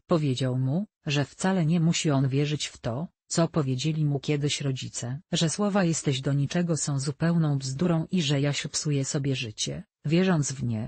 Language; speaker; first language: Polish; native; Polish